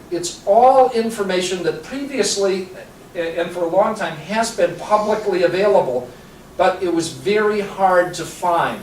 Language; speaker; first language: English; native; English